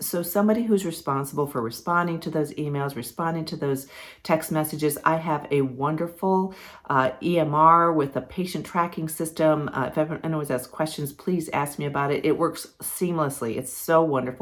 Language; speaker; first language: English; native; English